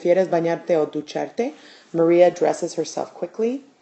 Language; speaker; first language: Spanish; non-native, fluent; English